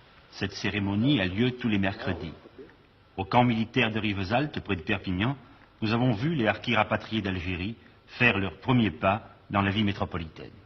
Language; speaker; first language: French; native; French